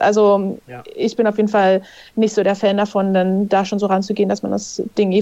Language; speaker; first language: German; native; German